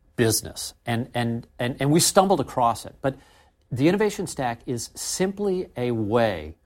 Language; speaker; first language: English; native; English